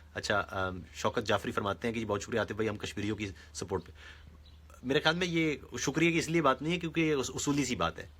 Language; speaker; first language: Urdu; non-native, local second language; Pahari-Potwari